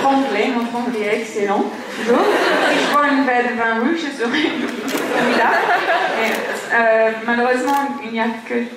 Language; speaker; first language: French; non-native, learner; English